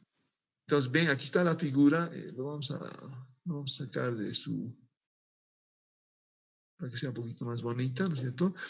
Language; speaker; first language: Spanish; native; Spanish